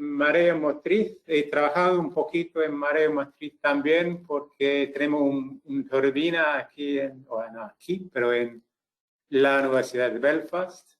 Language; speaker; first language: Spanish; non-native, fluent; English